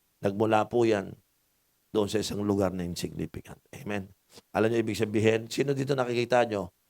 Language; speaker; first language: Filipino; non-native, local second language; Cebuano